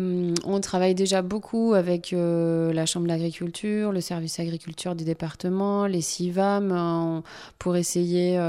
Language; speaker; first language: French; native; French